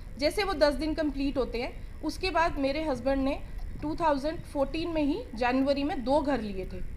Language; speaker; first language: Hindi; non-native, local second language; Punjabi